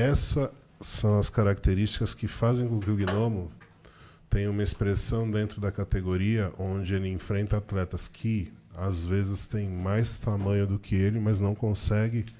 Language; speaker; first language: Portuguese; native; Portuguese